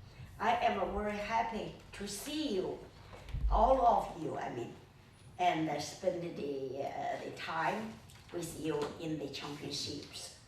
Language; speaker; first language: English; non-native, learner; Chinese